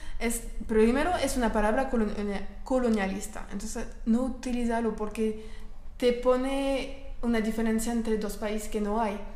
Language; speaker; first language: Spanish; non-native, learner; French